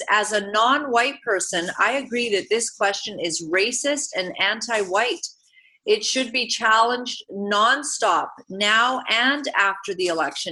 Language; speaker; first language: English; native; English